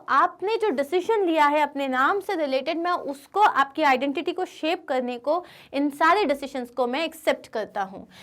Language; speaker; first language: Hindi; non-native, local second language; Telugu